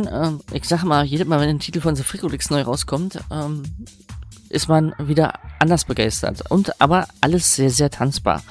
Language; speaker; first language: German; native; German